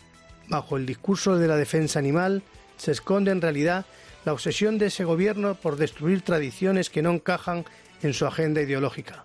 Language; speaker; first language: Spanish; native; Spanish